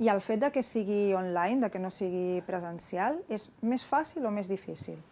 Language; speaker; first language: Catalan; native; Catalan